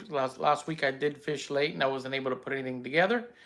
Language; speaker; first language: English; native; English